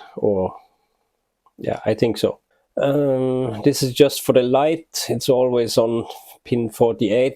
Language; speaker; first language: English; non-native, fluent; Norwegian